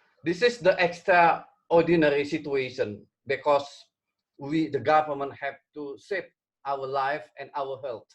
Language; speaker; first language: English; non-native, learner; Indonesian